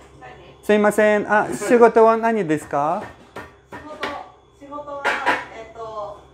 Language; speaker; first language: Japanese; non-native, learner; Russian